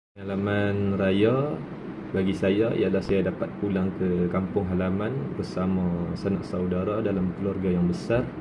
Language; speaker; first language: Malay; native; Malay